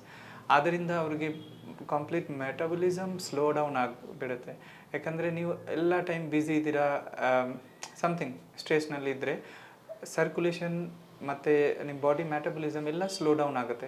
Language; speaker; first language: Kannada; non-native, local second language; Hindi